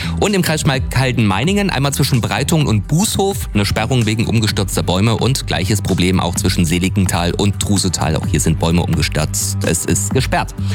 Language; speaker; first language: German; native; German